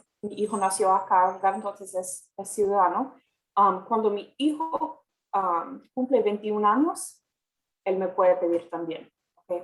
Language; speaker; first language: Spanish; non-native, fluent; English